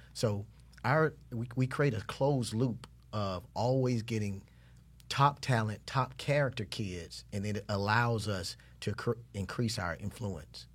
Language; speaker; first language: English; native; English